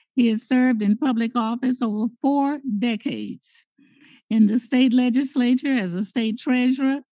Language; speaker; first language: English; native; English